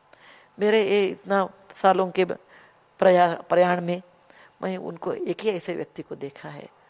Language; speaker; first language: Hindi; non-native, local second language; Kannada